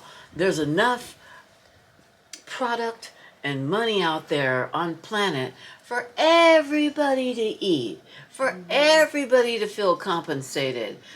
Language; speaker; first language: English; native; English